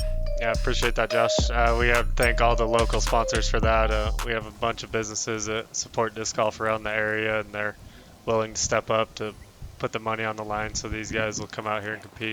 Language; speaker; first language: English; native; English